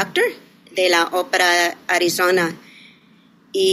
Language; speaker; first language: Spanish; early bilingual, heritage; English